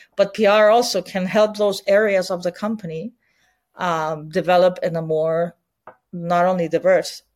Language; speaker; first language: English; non-native, fluent; Spanish